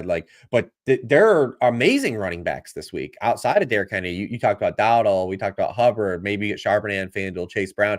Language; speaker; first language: English; native; English